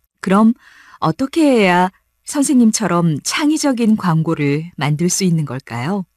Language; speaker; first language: Korean; native; Korean